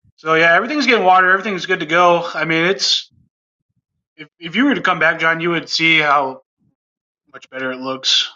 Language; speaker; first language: English; native; English